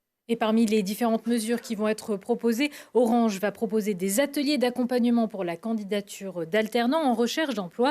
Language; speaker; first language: French; native; French